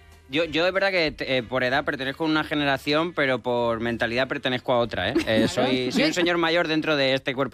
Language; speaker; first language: Spanish; native; Spanish